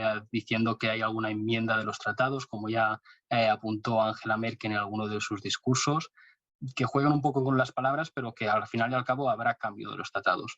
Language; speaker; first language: Spanish; native; Spanish